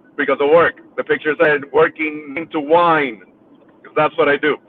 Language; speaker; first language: English; early bilingual, other home language; Spanish